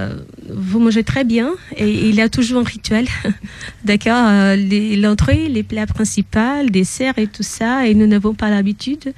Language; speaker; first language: French; non-native, fluent; Portuguese